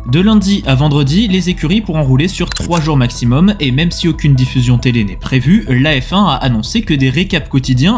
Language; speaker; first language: French; native; French